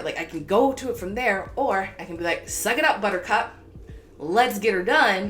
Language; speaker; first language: English; native; English